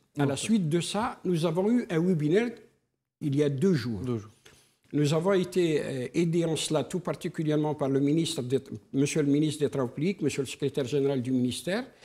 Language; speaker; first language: French; non-native, local second language; Arabic